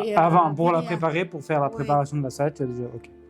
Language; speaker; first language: French; native; French